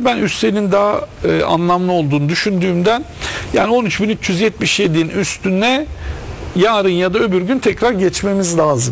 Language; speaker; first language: Turkish; native; Turkish